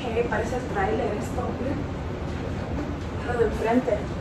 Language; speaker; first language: Spanish; early bilingual, heritage; Spanish